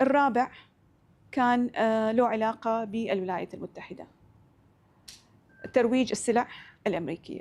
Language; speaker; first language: Arabic; native; Arabic